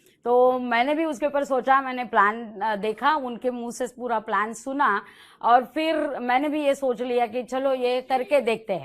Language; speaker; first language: Hindi; non-native, local second language; Marathi